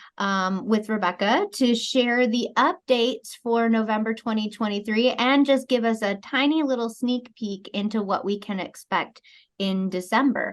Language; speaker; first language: English; native; English